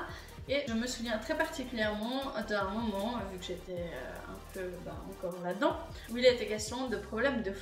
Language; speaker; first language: French; native; French